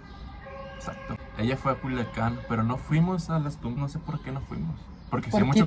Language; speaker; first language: Spanish; native; Spanish